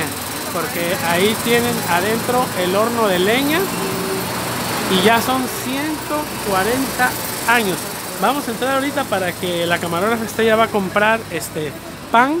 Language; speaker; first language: Spanish; native; Spanish